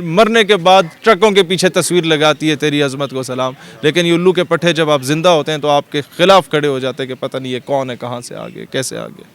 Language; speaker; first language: Urdu; non-native, local second language; Punjabi